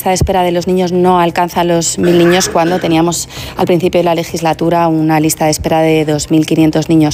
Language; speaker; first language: Spanish; native; Spanish